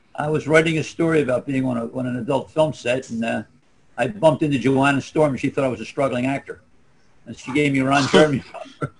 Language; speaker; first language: English; native; English